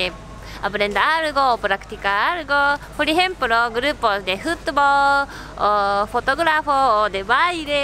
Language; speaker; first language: Spanish; non-native, learner; Japanese